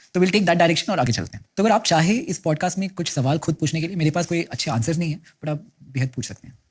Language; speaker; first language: Hindi; non-native, local second language; Kannada